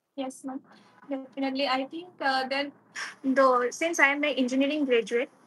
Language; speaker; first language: English; non-native, local second language; Assamese